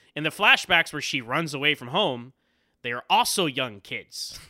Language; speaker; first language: English; native; English